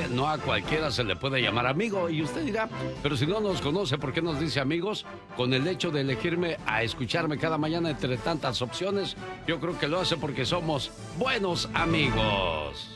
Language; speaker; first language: Spanish; native; Spanish